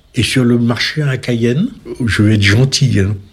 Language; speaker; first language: French; native; French